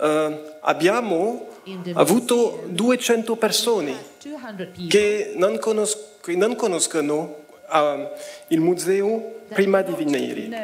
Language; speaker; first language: Italian; non-native, fluent; French